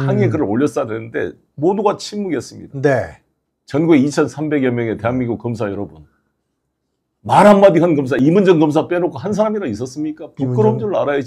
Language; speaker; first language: Korean; native; Korean